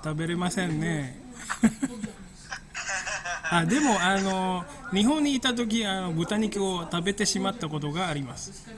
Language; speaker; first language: Japanese; non-native, fluent; Indonesian